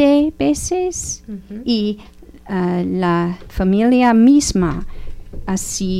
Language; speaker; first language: Spanish; non-native, learner; English